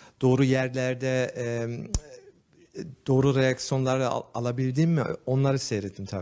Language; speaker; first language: Turkish; early bilingual, heritage; Turkish